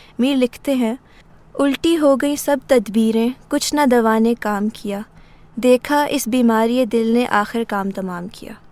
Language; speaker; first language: Urdu; native; Urdu